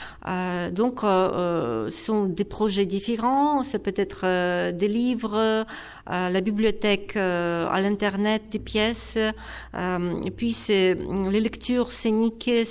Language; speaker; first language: French; non-native, fluent; Ukrainian